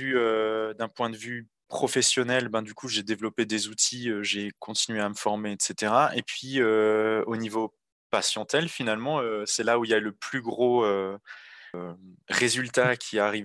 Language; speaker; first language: French; native; French